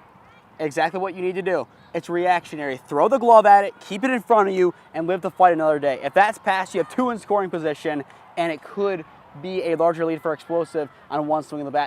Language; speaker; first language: English; native; English